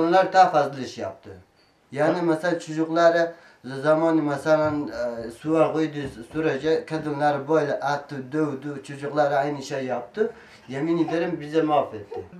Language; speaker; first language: Turkish; non-native, learner; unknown